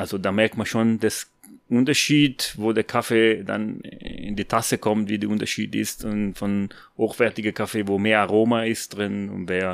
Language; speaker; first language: German; non-native, fluent; Italian